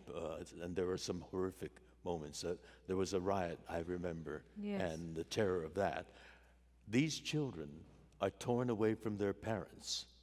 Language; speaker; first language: English; native; English